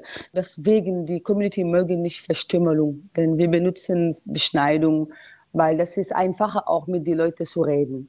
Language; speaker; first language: German; non-native, learner; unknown